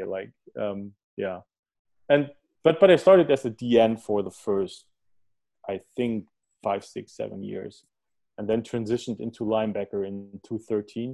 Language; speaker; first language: English; early bilingual, other home language; German